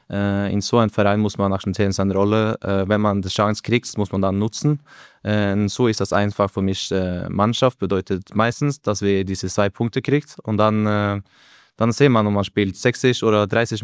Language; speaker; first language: German; non-native, learner; Norwegian